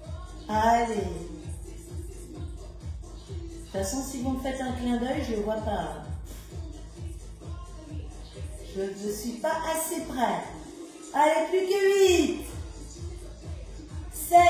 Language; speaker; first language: French; native; French